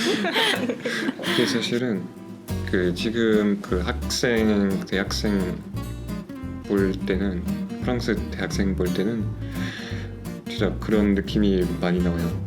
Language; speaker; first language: Korean; non-native, fluent; French